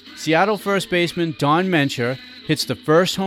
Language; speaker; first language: English; native; English